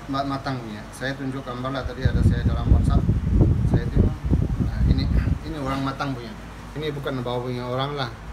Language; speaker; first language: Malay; non-native, learner; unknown